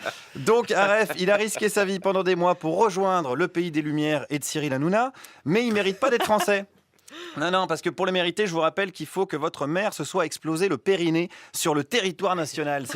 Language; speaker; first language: French; native; French